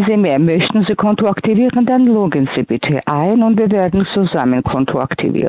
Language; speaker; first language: German; non-native, fluent; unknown